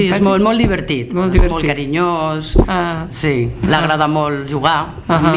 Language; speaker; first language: Catalan; non-native, learner; Spanish